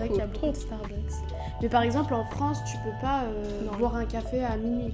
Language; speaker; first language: French; native; French